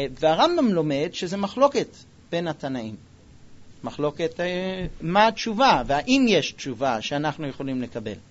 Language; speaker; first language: Hebrew; non-native, fluent; English